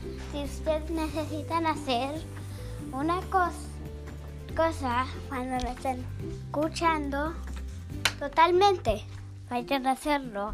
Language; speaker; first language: Spanish; early bilingual, heritage; Spanish